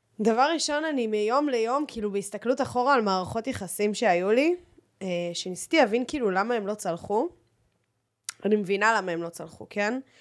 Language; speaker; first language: Hebrew; native; Hebrew